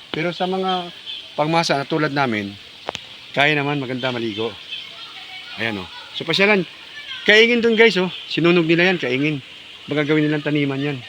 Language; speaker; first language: Filipino; native; Filipino